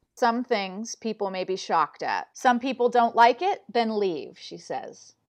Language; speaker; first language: English; native; English